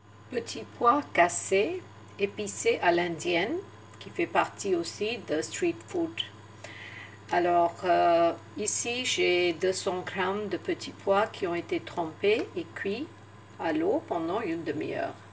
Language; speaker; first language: French; non-native, fluent; Hindi